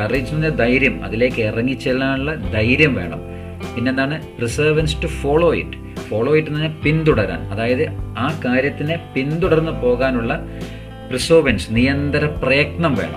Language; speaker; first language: Malayalam; native; Malayalam